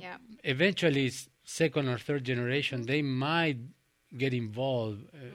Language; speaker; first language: English; non-native, fluent; Spanish